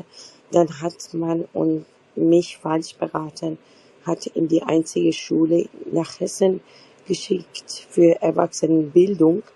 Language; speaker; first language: German; non-native, fluent; Persian